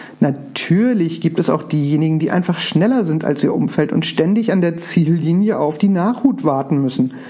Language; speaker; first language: German; native; German